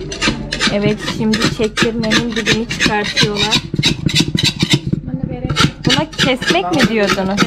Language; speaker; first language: Turkish; early bilingual, heritage; Turkmen